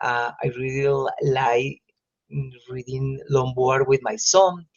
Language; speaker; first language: English; non-native, learner; Spanish